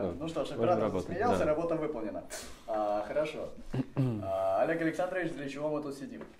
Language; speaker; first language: Russian; native; Russian